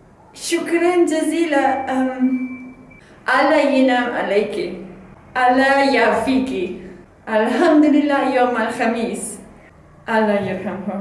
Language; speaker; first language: Arabic; non-native, learner; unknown